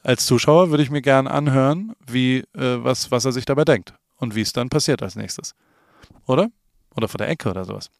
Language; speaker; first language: German; native; German